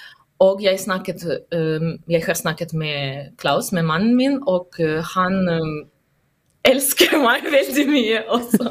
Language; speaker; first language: Norwegian; non-native, learner; Russian